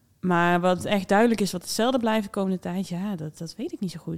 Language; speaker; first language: Dutch; native; Dutch